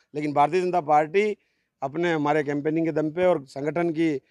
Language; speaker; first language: Hindi; native; Hindi